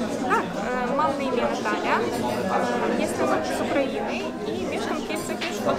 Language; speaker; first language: Polish; non-native, fluent; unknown